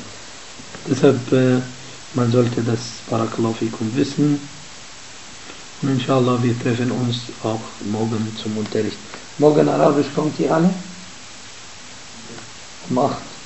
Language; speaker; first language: German; non-native, fluent; Arabic